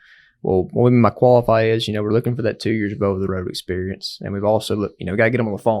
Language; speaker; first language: English; native; English